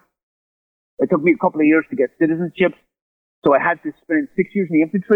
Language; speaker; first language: English; native; English